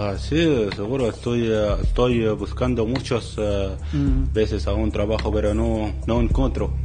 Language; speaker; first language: Spanish; non-native, learner; Arabic